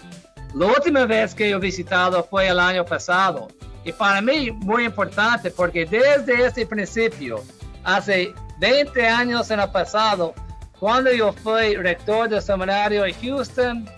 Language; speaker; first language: Spanish; non-native, fluent; English